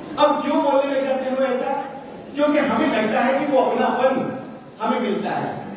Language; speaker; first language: Hindi; native; Hindi